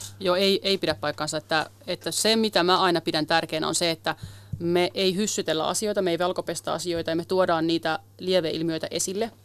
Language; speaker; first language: Finnish; early bilingual, other home language; Kurdish